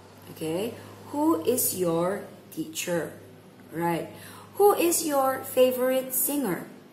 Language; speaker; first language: English; non-native, fluent; Indonesian